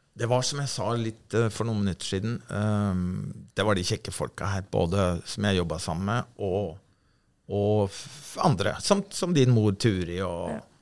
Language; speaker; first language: Norwegian; native; Norwegian